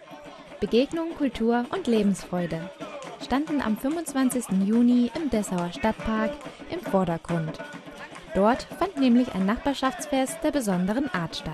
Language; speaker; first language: German; native; German